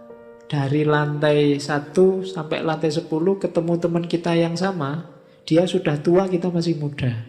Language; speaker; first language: Indonesian; native; Indonesian